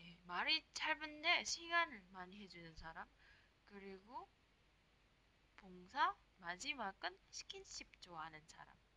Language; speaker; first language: Korean; non-native, learner; Indonesian